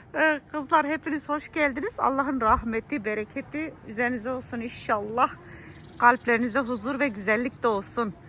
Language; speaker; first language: Turkish; early bilingual, heritage; Turkish